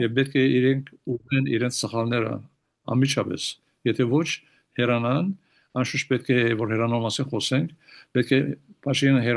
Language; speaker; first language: Armenian; early bilingual, heritage; Armenian